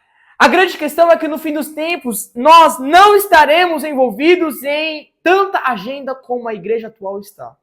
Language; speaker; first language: Portuguese; native; Portuguese